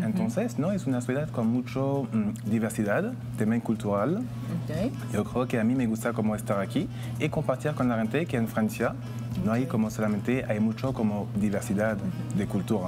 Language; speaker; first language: Spanish; non-native, fluent; French